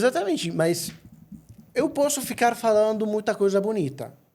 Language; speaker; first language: Portuguese; non-native, fluent; Arabic